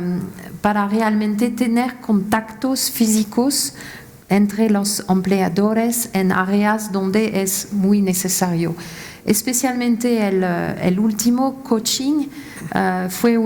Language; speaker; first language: Spanish; non-native, fluent; French